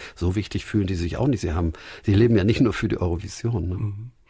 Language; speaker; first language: German; native; German